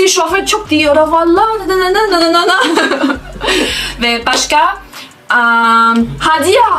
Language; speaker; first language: Turkish; non-native, learner; Chinese